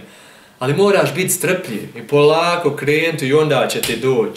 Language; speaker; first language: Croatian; early bilingual, heritage; German